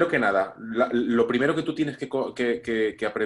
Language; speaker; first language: Spanish; native; Spanish